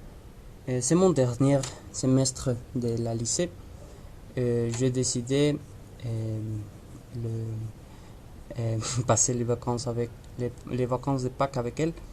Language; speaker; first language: French; non-native, learner; Spanish